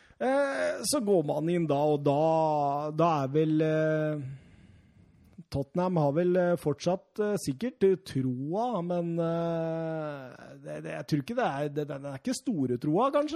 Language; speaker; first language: Norwegian; native; Norwegian